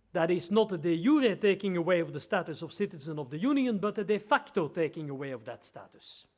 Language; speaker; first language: English; non-native, fluent; Dutch